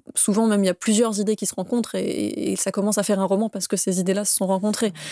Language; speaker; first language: French; native; French